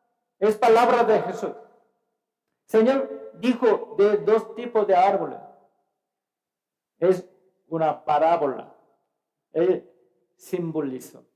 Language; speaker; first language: Spanish; non-native, fluent; Korean